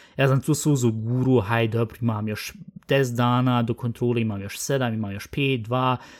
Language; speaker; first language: Bosnian; early bilingual, heritage; Bosnian